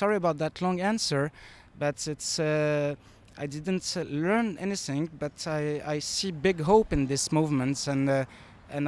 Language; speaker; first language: English; non-native, fluent; French